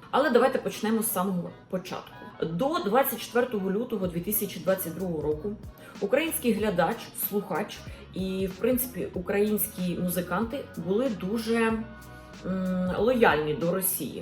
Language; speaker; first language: Ukrainian; non-native, local second language; Russian